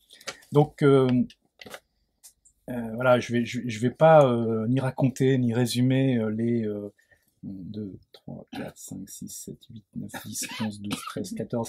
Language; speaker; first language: French; native; French